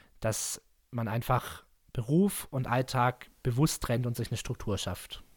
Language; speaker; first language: German; native; German